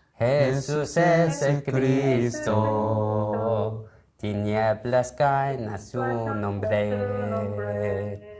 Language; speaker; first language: Spanish; non-native, learner; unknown